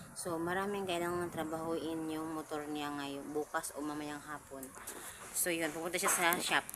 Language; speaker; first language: Filipino; non-native, local second language; Cebuano